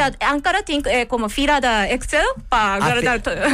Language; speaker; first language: Catalan; non-native, learner; Japanese